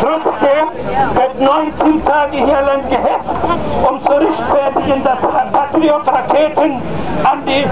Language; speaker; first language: German; non-native, fluent; Arabic